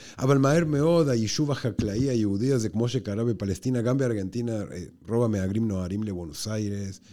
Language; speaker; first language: Hebrew; non-native, fluent; Spanish